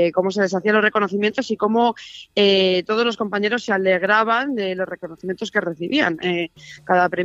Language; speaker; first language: Spanish; native; Spanish